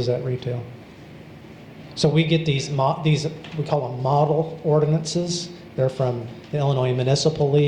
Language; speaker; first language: English; native; English